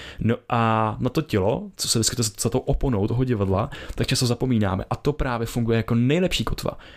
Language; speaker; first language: Czech; native; Czech